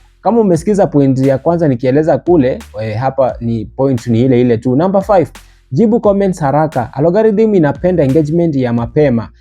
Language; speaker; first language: Swahili; non-native, local second language; Luyia